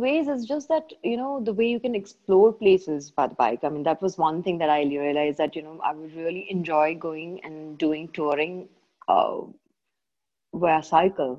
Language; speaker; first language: English; non-native, local second language; Malayalam